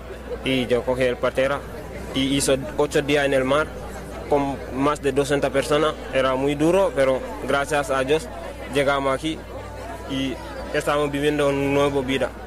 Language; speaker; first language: Spanish; non-native, learner; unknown